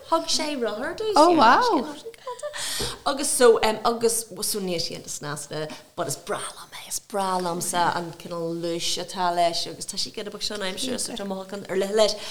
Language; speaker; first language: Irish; non-native, local second language; English